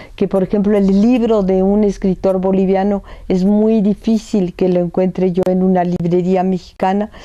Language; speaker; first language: Spanish; early bilingual, other home language; French